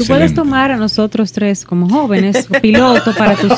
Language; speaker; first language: Spanish; native; Spanish